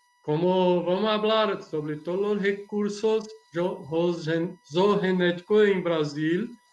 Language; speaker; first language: Spanish; non-native, learner; Portuguese